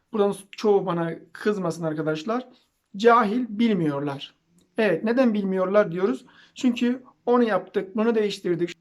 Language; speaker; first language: Turkish; native; Turkish